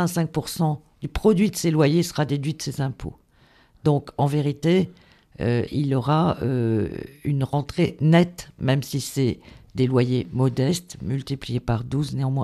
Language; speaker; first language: French; native; French